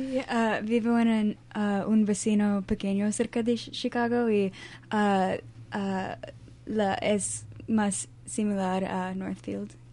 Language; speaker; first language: Spanish; non-native, learner; English